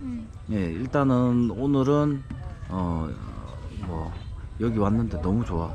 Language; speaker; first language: Korean; native; Korean